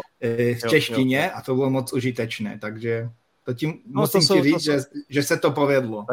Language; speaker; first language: Czech; non-native, fluent; Polish